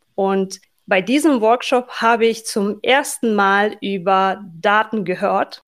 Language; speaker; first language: German; non-native, fluent; Russian